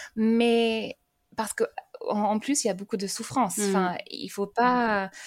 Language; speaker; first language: French; early bilingual, other home language; English